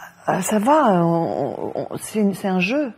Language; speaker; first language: French; native; French